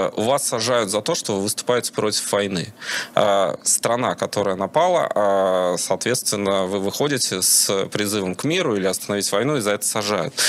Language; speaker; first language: Russian; native; Russian